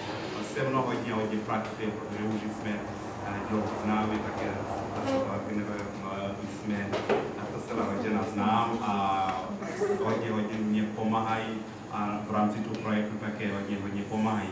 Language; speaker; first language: Czech; non-native, learner; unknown